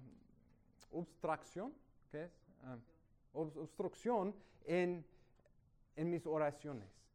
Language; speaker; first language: Spanish; non-native, fluent; English